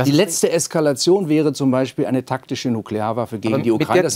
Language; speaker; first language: German; native; German